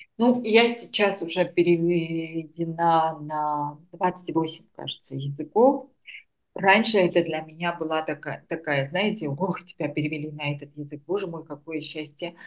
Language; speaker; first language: Russian; non-native, local second language; Armenian